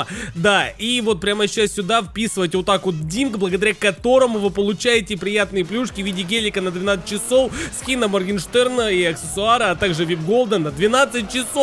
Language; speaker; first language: Russian; native; Russian